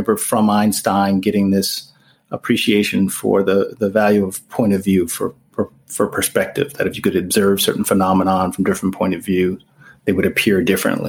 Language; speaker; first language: English; native; English